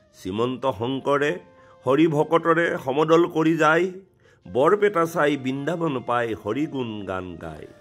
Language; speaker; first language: Assamese; native; Assamese